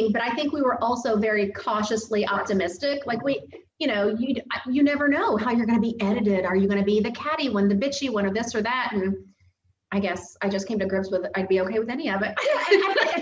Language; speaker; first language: English; native; English